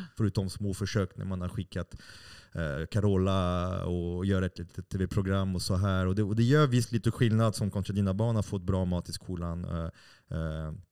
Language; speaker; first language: Swedish; non-native, fluent; French